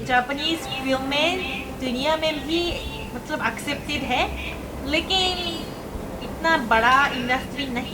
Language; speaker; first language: Hindi; non-native, fluent; Japanese